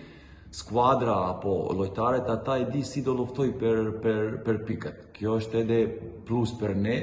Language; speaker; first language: Albanian; non-native, learner; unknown